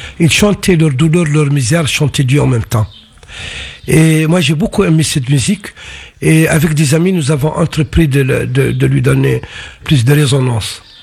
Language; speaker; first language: French; non-native, local second language; Arabic